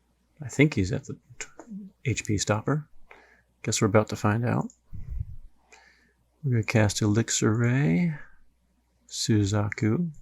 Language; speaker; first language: English; native; English